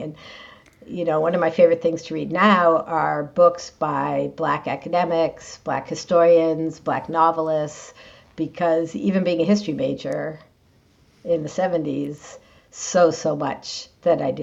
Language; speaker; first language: English; native; English